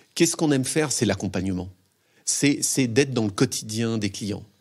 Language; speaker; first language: French; native; French